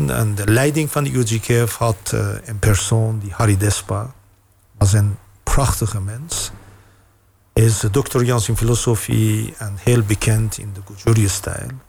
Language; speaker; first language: Dutch; non-native, fluent; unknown